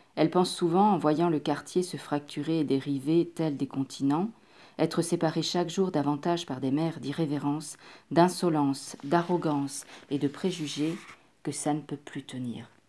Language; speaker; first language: French; native; French